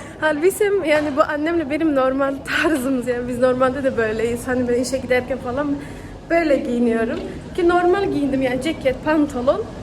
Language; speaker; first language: Turkish; early bilingual, heritage; Turkish